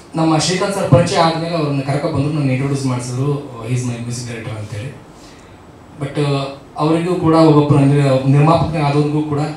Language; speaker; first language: Kannada; native; Kannada